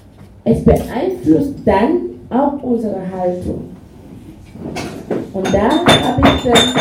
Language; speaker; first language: German; non-native, fluent; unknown